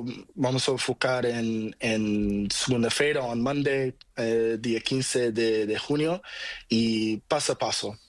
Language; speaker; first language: Spanish; non-native, learner; Portuguese